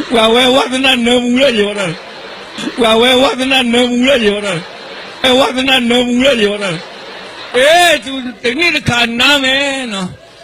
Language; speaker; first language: Burmese; non-native, local second language; Karen languages